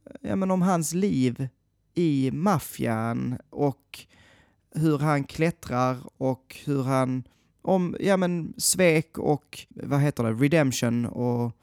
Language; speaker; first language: Swedish; native; Swedish